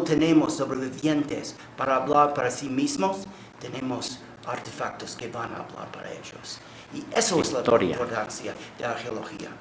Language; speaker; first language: Spanish; non-native, fluent; English